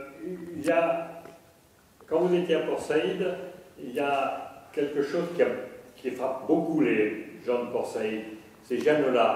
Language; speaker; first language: French; native; French